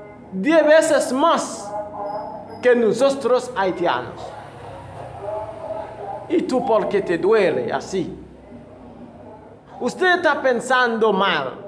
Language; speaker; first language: Spanish; non-native, fluent; Haitian Creole